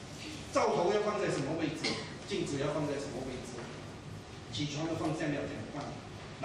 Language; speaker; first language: Chinese; native; Chinese